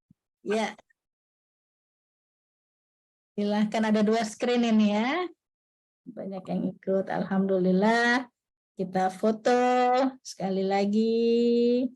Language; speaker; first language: Malay; native; Malay